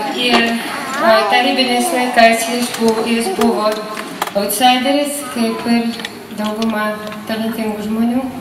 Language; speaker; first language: Lithuanian; non-native, fluent; Russian